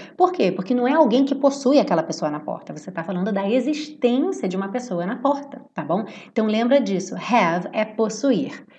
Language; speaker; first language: Portuguese; native; Portuguese